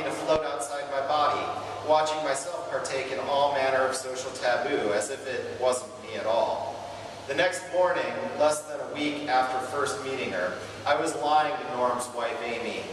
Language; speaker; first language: English; native; English